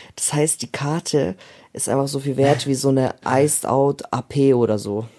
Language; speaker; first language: German; early bilingual, other home language; Russian